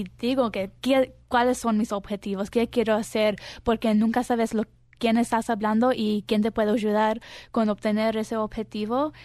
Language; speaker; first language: Spanish; early bilingual, heritage; Spanish